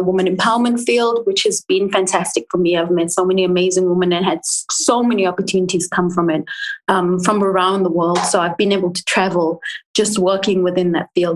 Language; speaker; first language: English; native; English